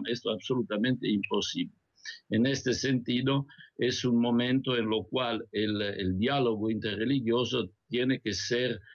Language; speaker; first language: Spanish; non-native, fluent; Italian